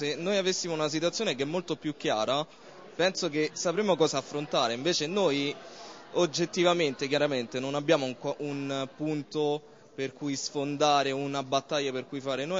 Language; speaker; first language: Italian; early bilingual, other home language; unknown